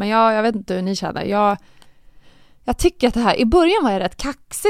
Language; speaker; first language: Swedish; native; Swedish